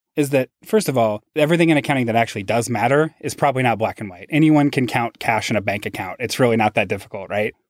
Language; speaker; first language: English; native; English